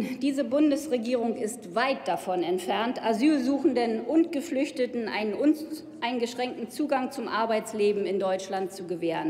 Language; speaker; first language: German; native; German